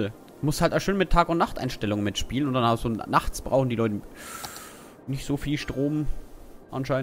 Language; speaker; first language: German; native; German